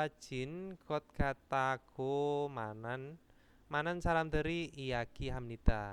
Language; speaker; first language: Korean; non-native, fluent; Indonesian